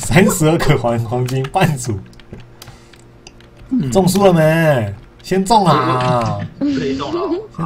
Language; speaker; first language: Chinese; native; Chinese